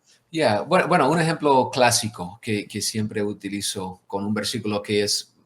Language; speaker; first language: Spanish; non-native, fluent; English